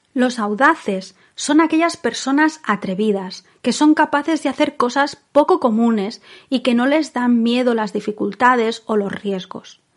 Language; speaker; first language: Spanish; native; Spanish